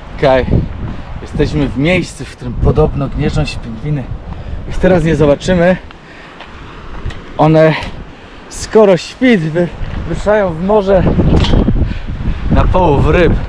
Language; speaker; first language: Polish; native; Polish